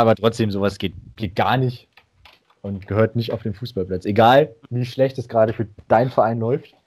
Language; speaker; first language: German; native; German